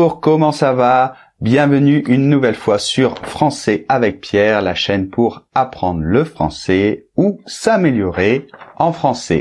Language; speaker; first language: French; native; French